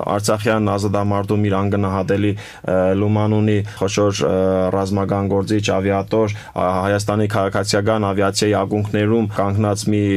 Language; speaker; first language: Armenian; native; Armenian